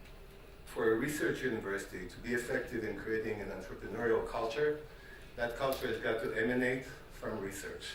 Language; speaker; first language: English; non-native, fluent; Hebrew